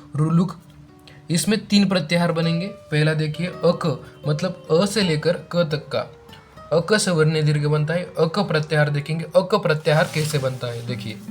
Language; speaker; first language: Hindi; non-native, local second language; Marathi